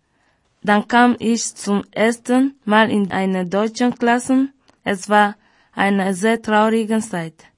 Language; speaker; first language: German; early bilingual, other home language; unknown